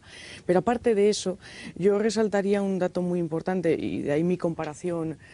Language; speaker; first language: Spanish; native; Spanish